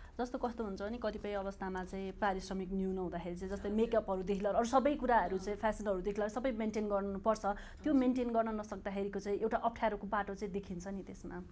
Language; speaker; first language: Nepali; native; Nepali